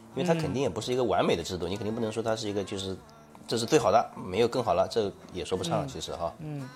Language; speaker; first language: Chinese; native; Chinese